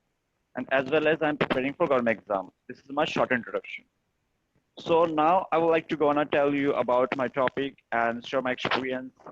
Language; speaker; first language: English; non-native, learner; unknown